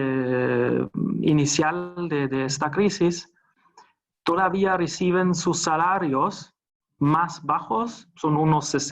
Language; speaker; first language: Spanish; non-native, fluent; German